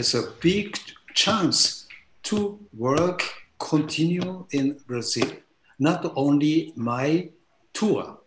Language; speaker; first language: English; non-native, learner; Japanese